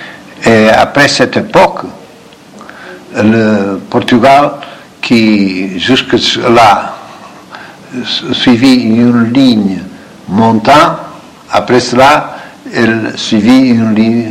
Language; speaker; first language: French; non-native, fluent; Portuguese